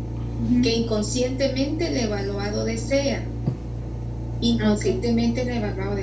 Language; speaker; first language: Spanish; native; Spanish